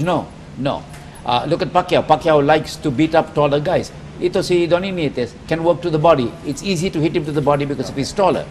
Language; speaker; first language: English; non-native, local second language; Filipino